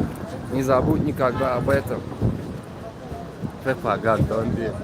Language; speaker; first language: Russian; non-native, fluent; Turkmen